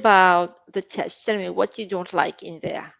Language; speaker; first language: English; non-native, fluent; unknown